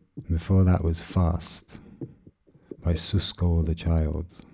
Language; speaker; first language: English; native; English